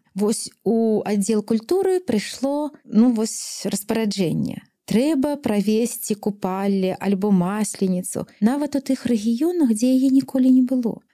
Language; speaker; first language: Belarusian; native; Belarusian